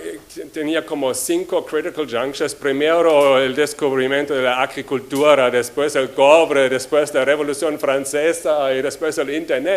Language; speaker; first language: Spanish; non-native, fluent; German